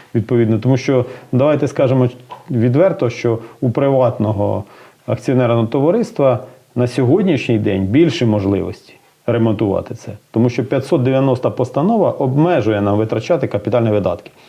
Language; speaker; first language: Ukrainian; native; Ukrainian